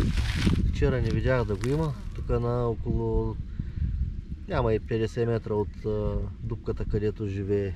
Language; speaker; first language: Bulgarian; native; Bulgarian